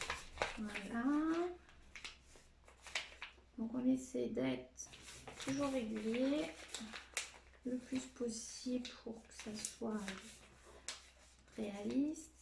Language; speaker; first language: French; native; French